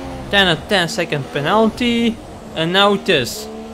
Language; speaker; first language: English; non-native, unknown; Dutch